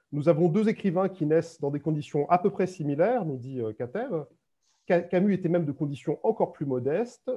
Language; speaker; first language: French; native; French